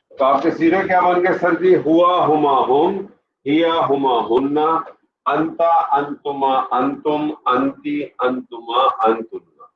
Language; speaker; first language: Urdu; native; Urdu